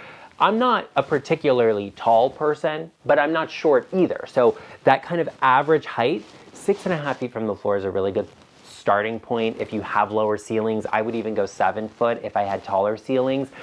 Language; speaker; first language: English; native; English